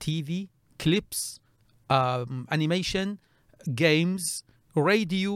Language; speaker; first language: English; non-native, learner; Arabic